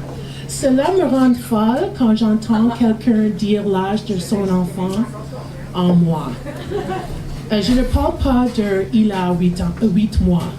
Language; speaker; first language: French; non-native, learner; English